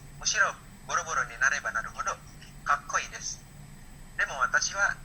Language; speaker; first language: Japanese; non-native, learner; Indonesian